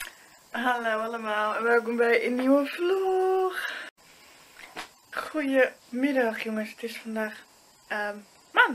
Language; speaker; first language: Dutch; native; Dutch